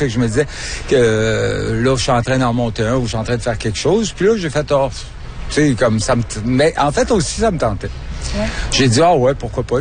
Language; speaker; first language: French; native; French